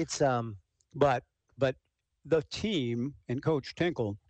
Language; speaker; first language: English; native; English